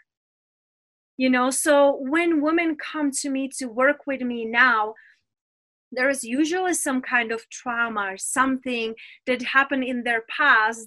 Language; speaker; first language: English; non-native, fluent; Czech